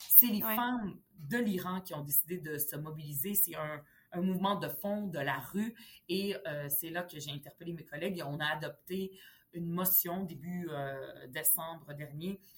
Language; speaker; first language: French; early bilingual, other home language; Arabic